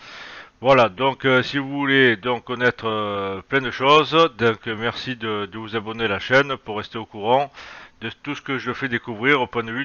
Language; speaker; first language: French; native; French